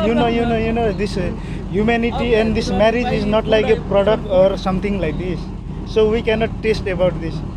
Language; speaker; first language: English; non-native, learner; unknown